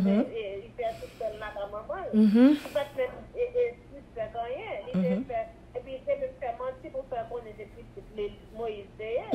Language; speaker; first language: French; non-native, local second language; Haitian Creole